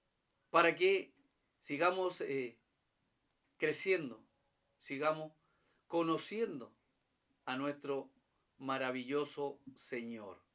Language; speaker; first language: Spanish; native; Spanish